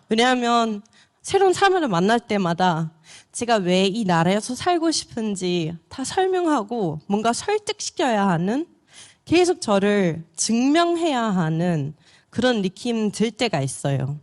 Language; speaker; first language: Korean; non-native, fluent; German